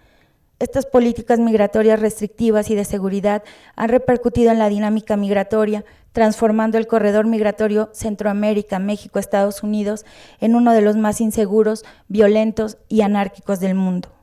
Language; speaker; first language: Spanish; native; Spanish